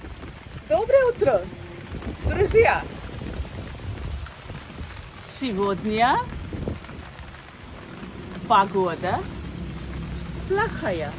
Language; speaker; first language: Russian; non-native, fluent; Bangla